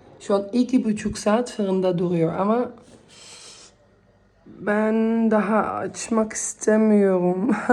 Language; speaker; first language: Turkish; early bilingual, heritage; Turkish